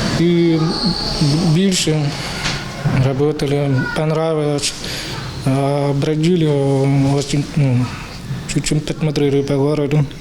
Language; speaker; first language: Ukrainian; non-native, local second language; Russian